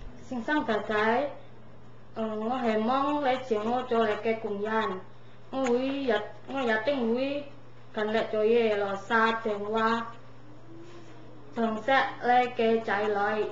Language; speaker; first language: Cantonese; non-native, learner; Indonesian